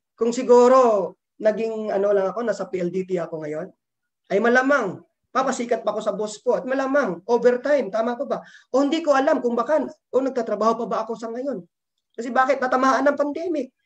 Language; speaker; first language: Filipino; non-native, local second language; Cebuano